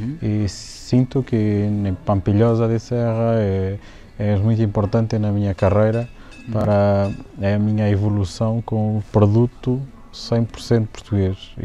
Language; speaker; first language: Spanish; non-native, learner; Portuguese